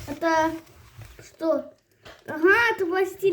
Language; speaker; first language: Russian; early bilingual, other home language; Armenian